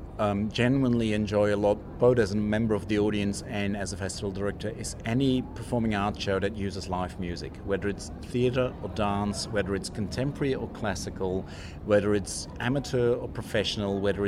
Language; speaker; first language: English; non-native, fluent; Dutch